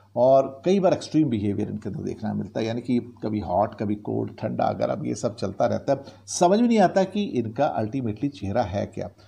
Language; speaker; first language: Hindi; native; Hindi